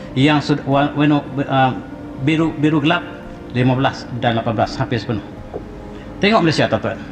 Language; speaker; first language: Malay; native; Malay